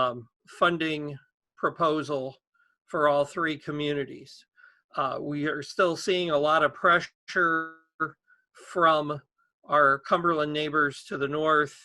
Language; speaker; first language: English; native; English